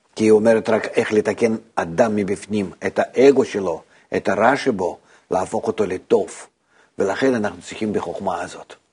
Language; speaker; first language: Hebrew; native; Hebrew